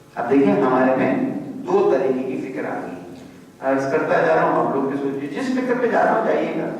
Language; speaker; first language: Urdu; non-native, local second language; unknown